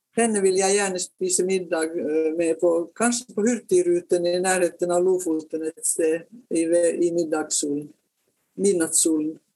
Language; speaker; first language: Norwegian; non-native, fluent; Finnish